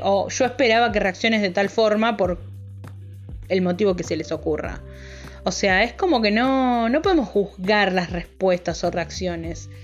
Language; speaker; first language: Spanish; native; Spanish